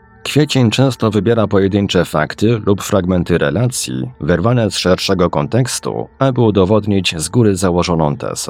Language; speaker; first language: Polish; native; Polish